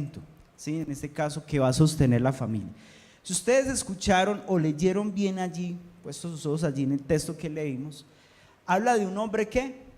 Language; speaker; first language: Spanish; native; Spanish